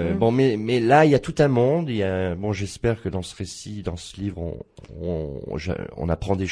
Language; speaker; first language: French; native; French